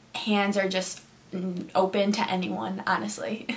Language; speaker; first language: English; native; English